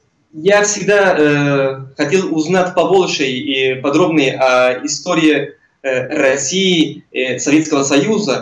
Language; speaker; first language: Russian; non-native, fluent; Spanish